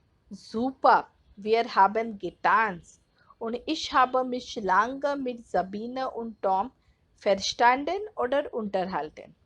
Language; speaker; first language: German; non-native, fluent; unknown